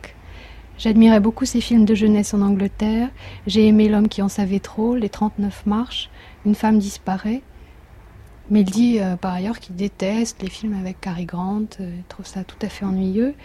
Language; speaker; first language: French; native; French